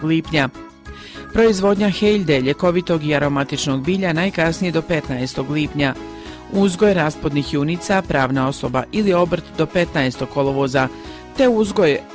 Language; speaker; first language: Bosnian; native; Bosnian